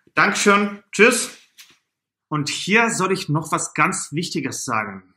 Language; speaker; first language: German; non-native, fluent; Russian